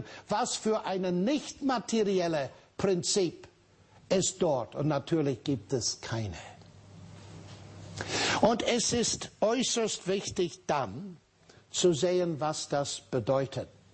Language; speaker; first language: German; non-native, fluent; English